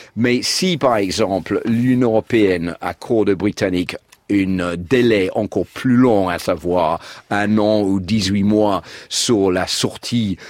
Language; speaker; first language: French; non-native, fluent; English